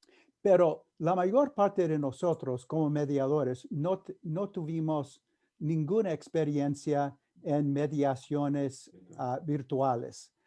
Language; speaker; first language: Spanish; non-native, fluent; English